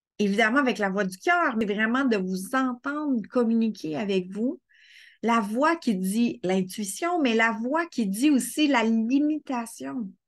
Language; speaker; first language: French; native; French